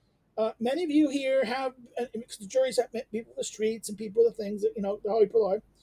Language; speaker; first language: English; native; English